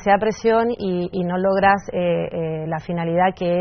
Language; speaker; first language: Spanish; native; Spanish